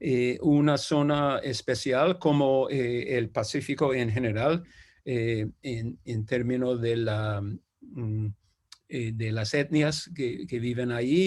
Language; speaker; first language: Spanish; non-native, fluent; English